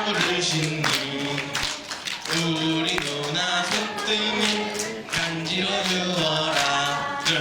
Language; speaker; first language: Korean; native; Korean